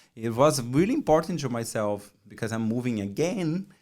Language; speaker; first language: English; non-native, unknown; Portuguese